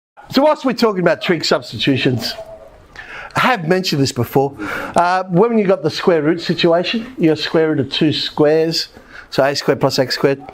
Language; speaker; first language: English; native; English